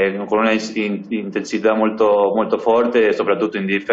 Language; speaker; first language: Italian; non-native, fluent; Spanish